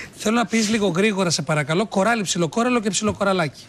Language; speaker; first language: Greek; native; Greek